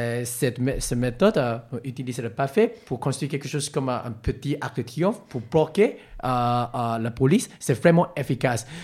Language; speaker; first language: French; non-native, learner; Cantonese